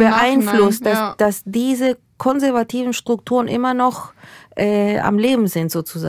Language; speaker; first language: German; early bilingual, other home language; Spanish